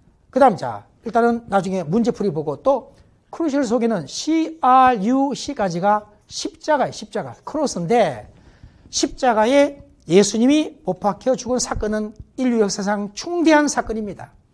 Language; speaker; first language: Korean; native; Korean